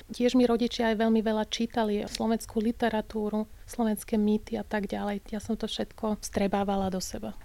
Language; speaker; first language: Slovak; early bilingual, heritage; Slovak